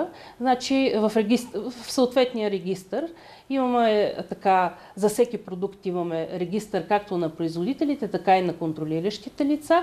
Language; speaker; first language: Bulgarian; native; Bulgarian